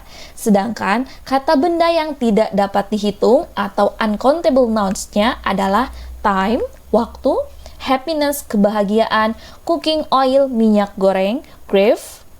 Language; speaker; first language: Indonesian; native; Indonesian